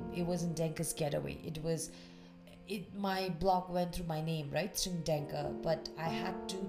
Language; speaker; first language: English; non-native, fluent; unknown